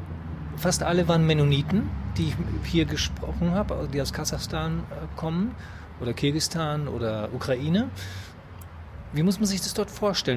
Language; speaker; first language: German; native; German